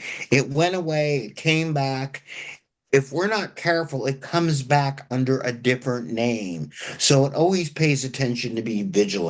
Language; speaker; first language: English; native; English